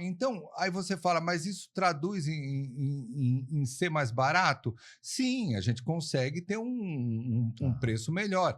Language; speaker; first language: Portuguese; native; Portuguese